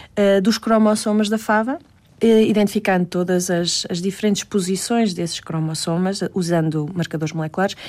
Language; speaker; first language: Portuguese; native; Portuguese